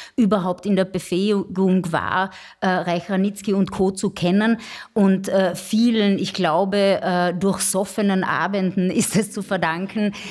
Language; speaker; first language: German; native; German